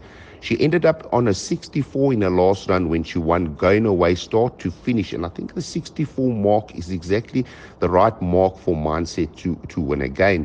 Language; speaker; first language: English; native; English